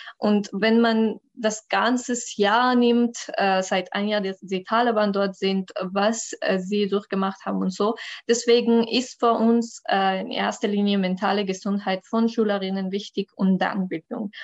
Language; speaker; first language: German; non-native, learner; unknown